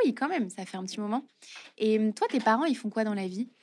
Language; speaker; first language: French; native; French